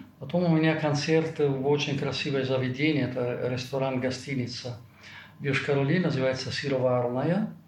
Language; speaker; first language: Russian; non-native, fluent; Italian